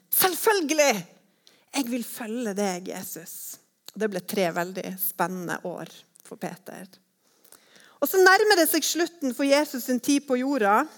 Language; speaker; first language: Norwegian; native; Norwegian